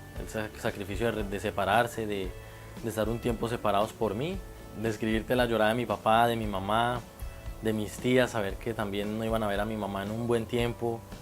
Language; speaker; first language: Spanish; native; Spanish